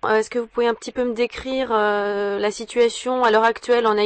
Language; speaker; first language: French; native; French